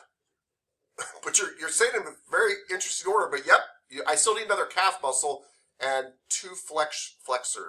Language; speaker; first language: English; native; English